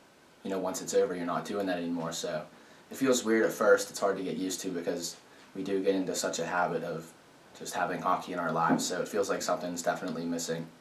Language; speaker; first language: English; native; English